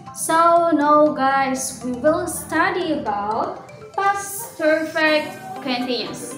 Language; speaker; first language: English; non-native, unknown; Indonesian